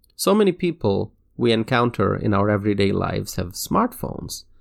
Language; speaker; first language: English; non-native, local second language; Bangla